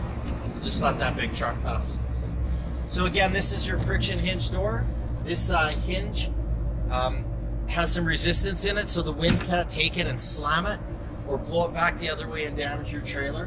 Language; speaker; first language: English; native; English